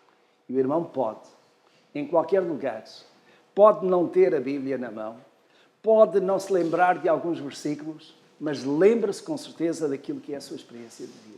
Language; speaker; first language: Portuguese; native; Portuguese